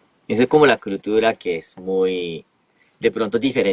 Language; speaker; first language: Spanish; non-native, fluent; Japanese